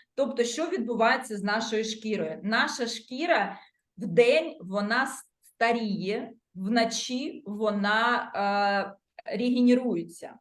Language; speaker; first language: Ukrainian; non-native, local second language; Russian